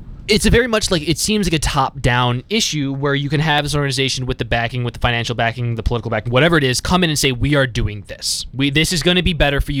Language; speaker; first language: English; native; English